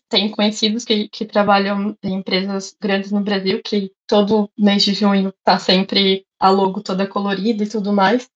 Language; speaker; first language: Portuguese; native; Portuguese